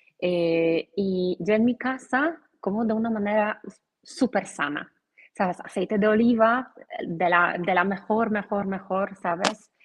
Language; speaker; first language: Spanish; non-native, fluent; Polish